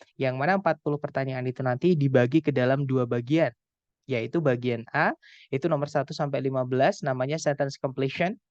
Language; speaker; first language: Indonesian; non-native, local second language; Javanese